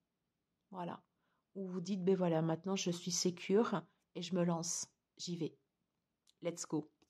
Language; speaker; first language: French; native; French